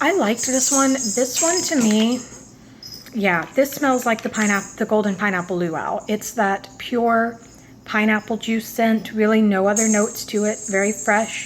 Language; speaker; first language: English; native; English